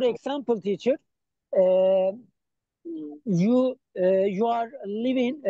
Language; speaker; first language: English; non-native, learner; Turkish